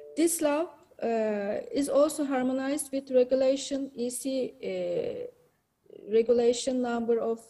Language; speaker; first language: English; non-native, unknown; Turkish